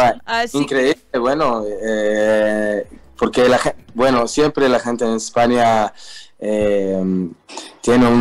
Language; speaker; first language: Spanish; non-native, learner; Hebrew